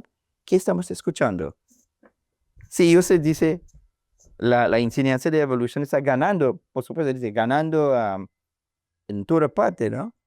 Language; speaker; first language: Spanish; non-native, learner; English